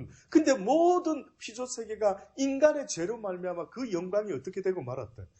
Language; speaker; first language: Korean; native; Korean